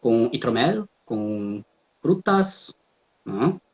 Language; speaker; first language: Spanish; non-native, learner; Portuguese